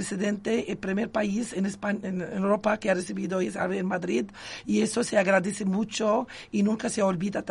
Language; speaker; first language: Spanish; non-native, local second language; Arabic